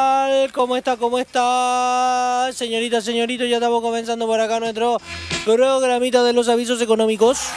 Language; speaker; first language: Spanish; native; Spanish